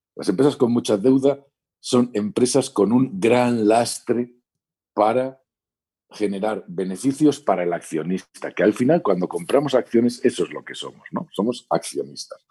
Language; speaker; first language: Spanish; native; Spanish